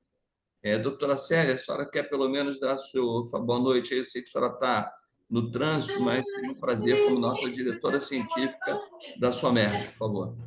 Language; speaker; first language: Portuguese; native; Portuguese